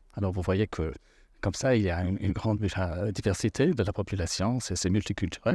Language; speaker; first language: French; non-native, fluent; English